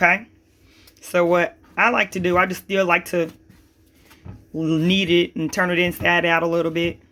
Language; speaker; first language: English; native; English